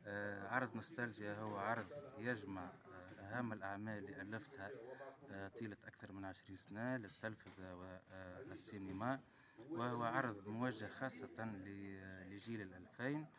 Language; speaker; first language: Arabic; native; Arabic